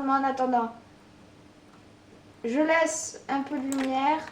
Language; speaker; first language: French; native; French